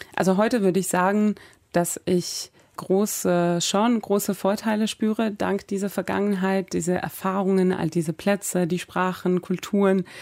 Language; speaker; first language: German; early bilingual, other home language; Persian